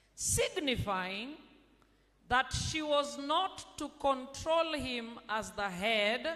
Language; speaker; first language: English; non-native, local second language; Swahili